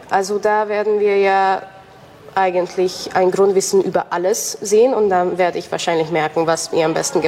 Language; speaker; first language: German; non-native, local second language; Hungarian